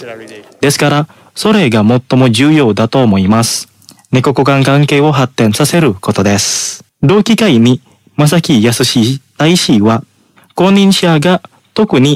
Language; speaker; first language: Japanese; non-native, fluent; Indonesian